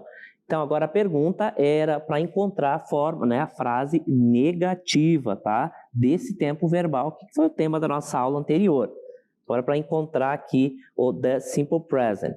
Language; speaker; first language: Portuguese; native; Portuguese